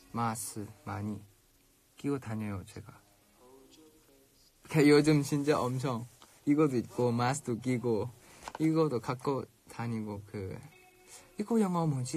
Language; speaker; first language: Korean; non-native, fluent; Thai